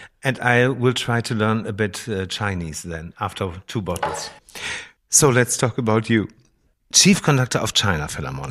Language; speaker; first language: English; non-native, fluent; German